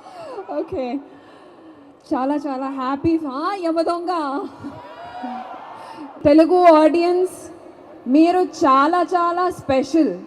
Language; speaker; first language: Telugu; non-native, fluent; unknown